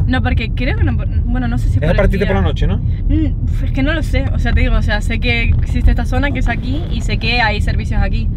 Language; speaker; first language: Spanish; non-native, local second language; German